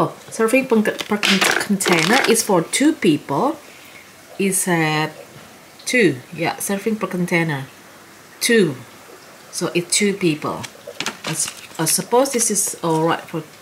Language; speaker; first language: English; non-native, fluent; Indonesian